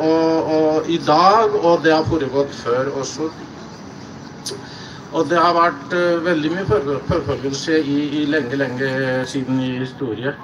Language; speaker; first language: Norwegian; non-native, fluent; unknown